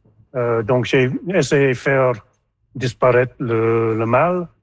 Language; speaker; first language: French; non-native, local second language; English